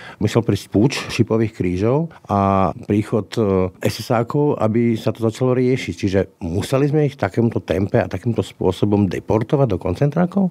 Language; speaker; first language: Slovak; native; Slovak